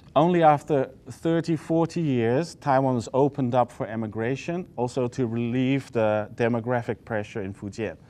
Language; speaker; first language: English; non-native, fluent; Dutch